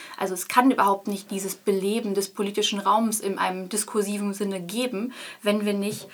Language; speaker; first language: German; native; German